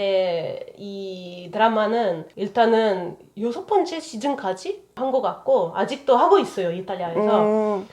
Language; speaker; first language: Korean; non-native, fluent; Italian